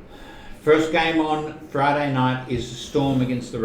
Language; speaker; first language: English; native; English